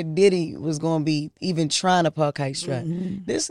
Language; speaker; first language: English; native; English